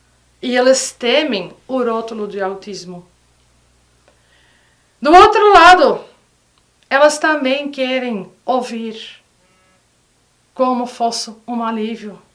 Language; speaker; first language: Portuguese; non-native, fluent; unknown